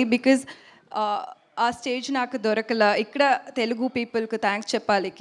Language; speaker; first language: Telugu; non-native, learner; Tamil